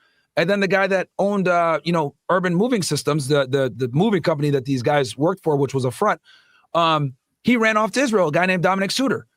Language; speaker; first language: English; native; English